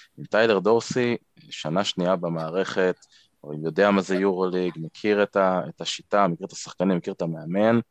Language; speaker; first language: Hebrew; native; Hebrew